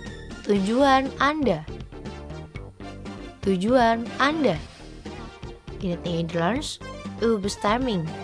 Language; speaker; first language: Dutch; non-native, fluent; Indonesian